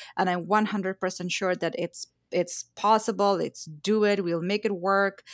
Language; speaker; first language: English; non-native, fluent; Persian